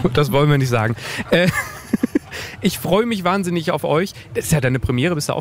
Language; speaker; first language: German; native; German